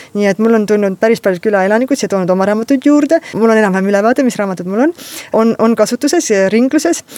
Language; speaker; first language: Estonian; native; Estonian